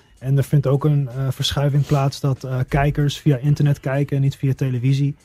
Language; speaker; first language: Dutch; early bilingual, heritage; Dutch